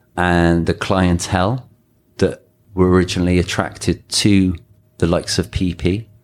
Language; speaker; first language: English; native; English